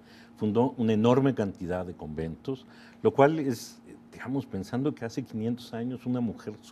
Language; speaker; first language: Spanish; native; Spanish